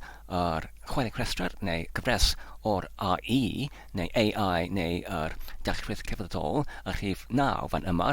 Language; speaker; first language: Welsh; non-native, fluent; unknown